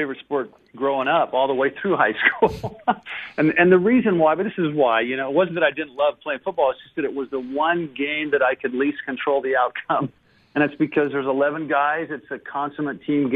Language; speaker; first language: English; native; English